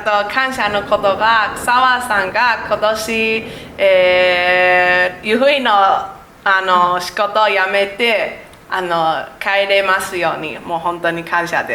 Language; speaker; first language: Japanese; non-native, learner; Chinese